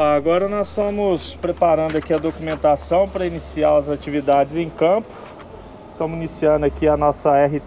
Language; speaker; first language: Portuguese; native; Portuguese